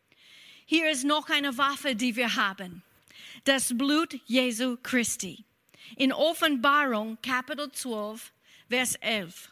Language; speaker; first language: German; non-native, fluent; English